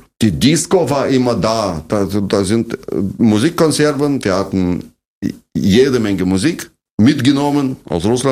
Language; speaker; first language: German; non-native, fluent; Russian